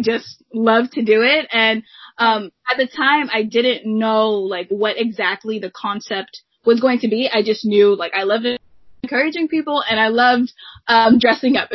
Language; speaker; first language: English; native; English